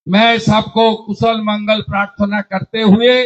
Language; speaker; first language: Hindi; non-native, local second language; Bangla